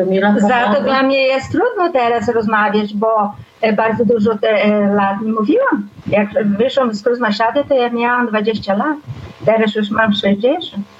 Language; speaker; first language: Polish; early bilingual, heritage; Portuguese